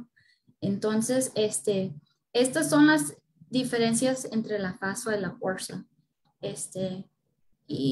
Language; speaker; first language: Spanish; early bilingual, heritage; Spanish